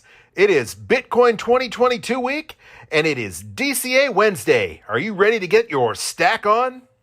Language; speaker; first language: English; native; English